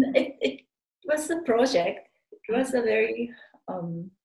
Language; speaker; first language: English; non-native, fluent; Japanese